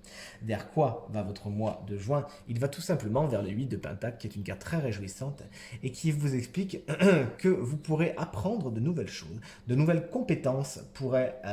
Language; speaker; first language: French; native; French